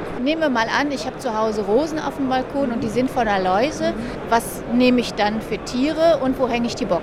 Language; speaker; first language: German; native; German